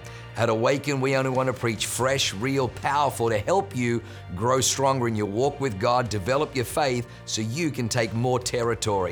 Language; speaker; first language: English; native; English